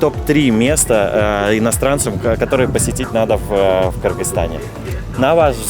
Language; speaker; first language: Russian; native; Russian